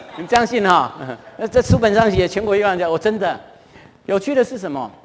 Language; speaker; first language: Chinese; non-native, local second language; Hakka Chinese